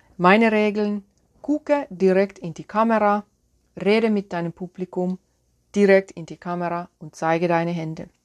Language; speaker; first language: German; non-native, fluent; Finnish